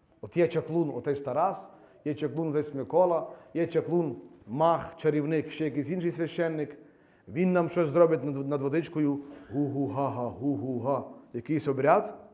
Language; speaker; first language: Ukrainian; native; Ukrainian